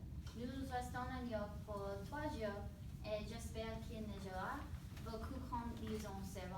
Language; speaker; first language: French; non-native, learner; English